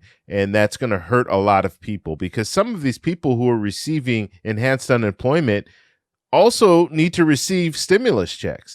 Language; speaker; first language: English; native; English